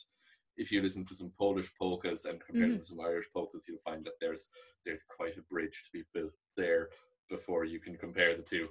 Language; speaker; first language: English; non-native, local second language; Irish